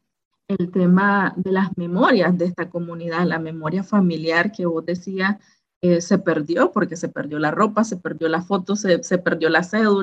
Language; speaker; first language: Spanish; native; Spanish